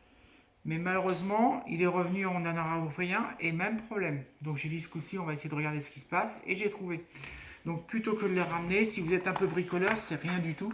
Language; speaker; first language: French; native; French